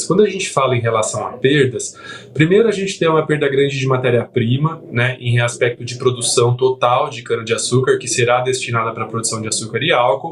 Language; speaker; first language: Portuguese; native; Portuguese